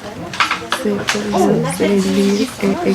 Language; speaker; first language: French; non-native, learner; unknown